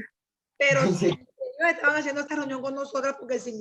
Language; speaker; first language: Spanish; native; Spanish